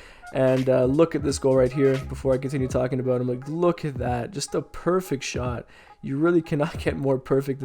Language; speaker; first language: English; native; English